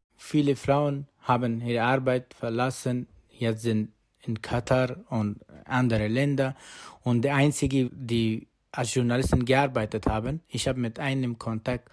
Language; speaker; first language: German; non-native, learner; Persian